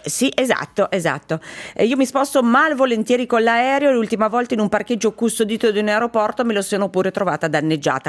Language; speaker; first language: Italian; native; Italian